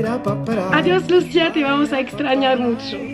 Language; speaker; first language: Spanish; non-native, learner; French